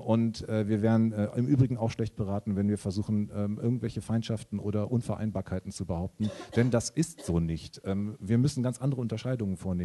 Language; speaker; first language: German; native; German